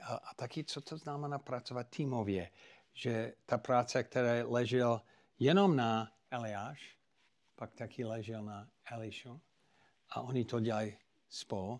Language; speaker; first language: Czech; non-native, fluent; English